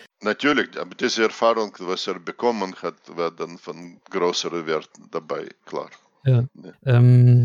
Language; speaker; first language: German; non-native, fluent; Russian